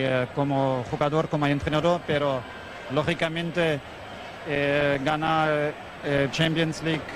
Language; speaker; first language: Spanish; non-native, fluent; German